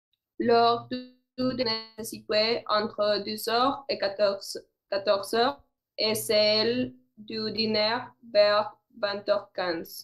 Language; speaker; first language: French; non-native, learner; Spanish